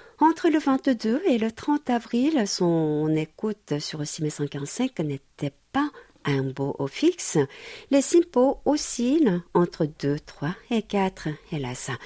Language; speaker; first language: French; non-native, fluent; Korean